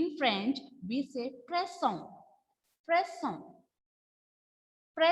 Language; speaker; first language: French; non-native, fluent; Malayalam